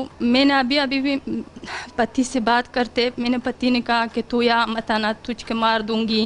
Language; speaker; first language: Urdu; non-native, learner; Pashto